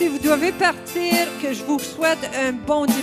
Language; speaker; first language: French; native; French